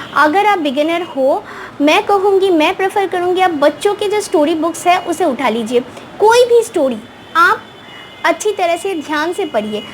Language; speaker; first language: Hindi; non-native, local second language; Bangla